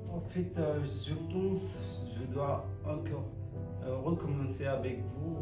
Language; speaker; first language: French; non-native, fluent; Bangla